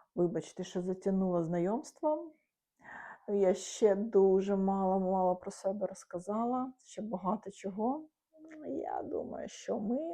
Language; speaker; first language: Ukrainian; non-native, local second language; Russian